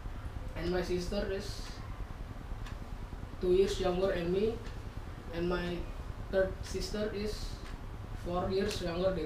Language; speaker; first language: English; non-native, learner; Indonesian